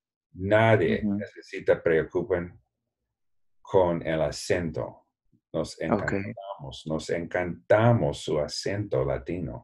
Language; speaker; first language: Spanish; non-native, learner; English